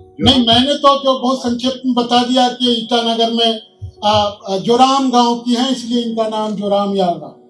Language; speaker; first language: Hindi; native; Hindi